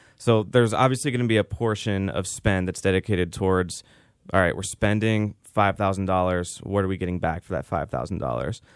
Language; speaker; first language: English; native; English